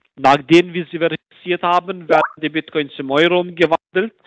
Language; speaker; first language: German; non-native, fluent; Albanian